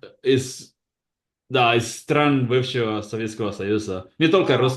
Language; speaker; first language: Russian; non-native, learner; Basque